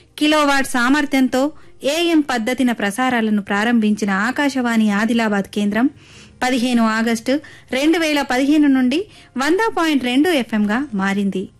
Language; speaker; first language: Telugu; native; Telugu